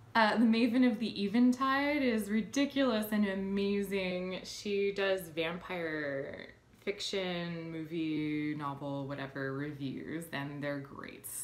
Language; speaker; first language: English; native; English